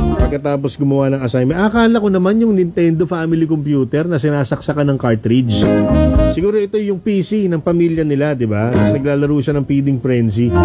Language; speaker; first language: Filipino; native; Filipino